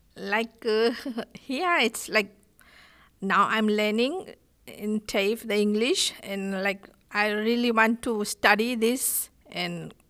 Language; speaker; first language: English; non-native, fluent; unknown